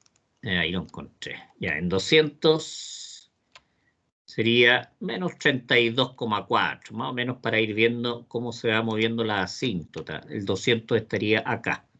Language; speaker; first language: Spanish; native; Spanish